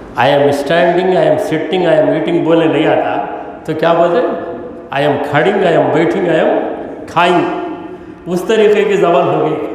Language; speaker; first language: Urdu; native; Urdu